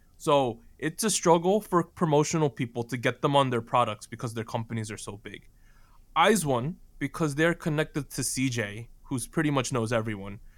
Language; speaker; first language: English; native; English